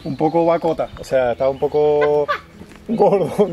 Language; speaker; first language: Spanish; native; Spanish